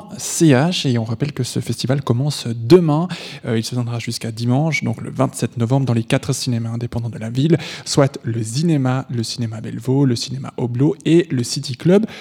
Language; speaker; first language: French; native; French